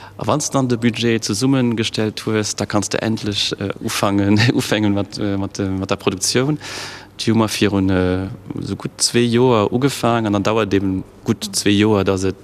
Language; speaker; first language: Luxembourgish; native; Luxembourgish